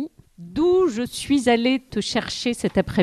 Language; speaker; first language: French; native; French